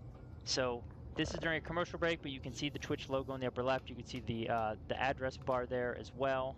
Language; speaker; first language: English; native; English